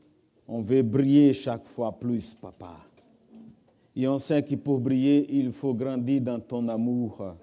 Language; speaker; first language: French; non-native, fluent; Portuguese